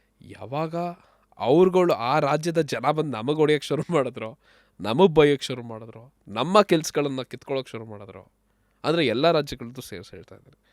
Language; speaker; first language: Kannada; native; Kannada